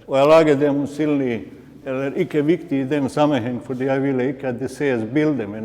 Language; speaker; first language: Norwegian; non-native, fluent; Bosnian